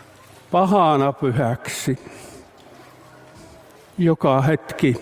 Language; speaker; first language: Finnish; native; Finnish